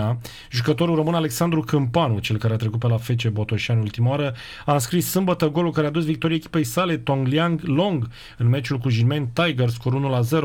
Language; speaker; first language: Romanian; native; Romanian